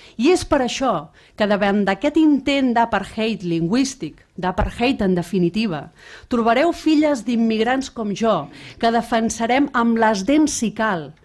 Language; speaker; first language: Catalan; non-native, local second language; Spanish